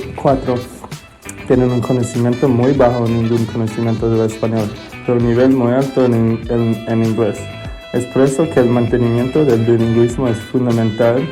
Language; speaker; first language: Spanish; non-native, learner; English